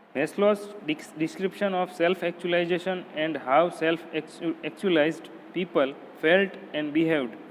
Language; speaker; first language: English; non-native, local second language; Gujarati